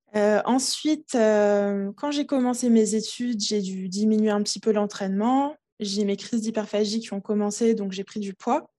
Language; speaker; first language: French; early bilingual, other home language; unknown